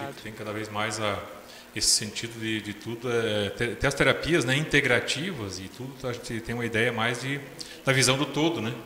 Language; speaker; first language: Portuguese; native; Portuguese